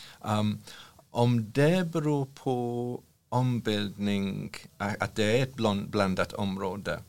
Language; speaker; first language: Swedish; non-native, fluent; English